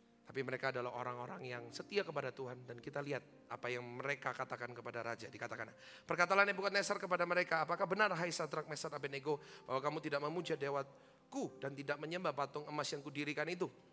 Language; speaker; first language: Indonesian; native; Indonesian